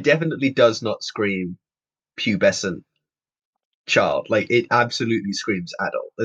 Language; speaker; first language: English; native; English